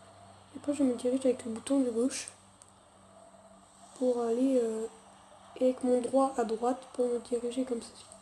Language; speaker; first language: French; native; French